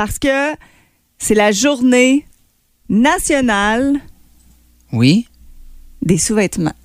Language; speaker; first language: French; native; French